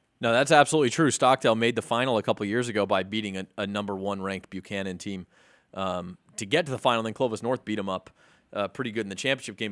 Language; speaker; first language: English; native; English